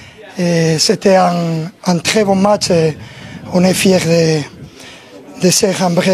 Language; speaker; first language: French; non-native, learner; Spanish